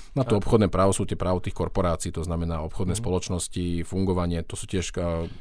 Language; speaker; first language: Slovak; native; Slovak